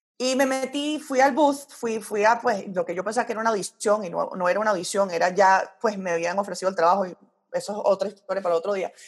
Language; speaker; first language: Spanish; early bilingual, heritage; Spanish